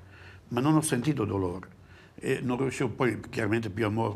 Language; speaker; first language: Italian; native; Italian